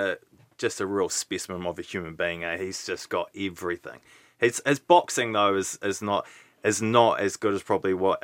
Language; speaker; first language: English; native; English